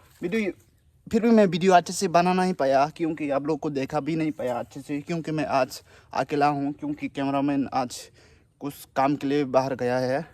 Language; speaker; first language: Hindi; non-native, local second language; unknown